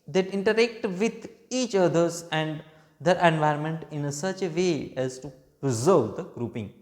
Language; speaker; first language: English; non-native, local second language; Gujarati